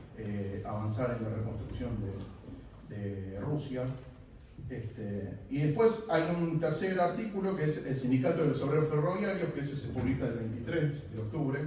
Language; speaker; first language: Spanish; native; Spanish